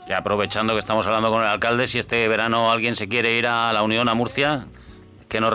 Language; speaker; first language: Spanish; native; Spanish